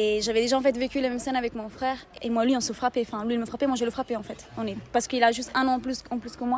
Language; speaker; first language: French; native; French